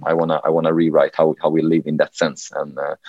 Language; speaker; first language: English; non-native, fluent; Swedish